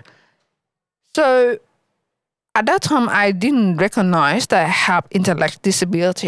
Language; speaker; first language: English; non-native, learner; Vietnamese